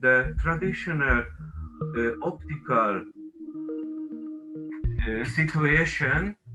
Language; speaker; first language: English; non-native, learner; Hungarian